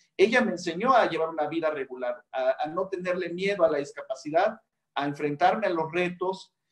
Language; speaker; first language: Spanish; native; Spanish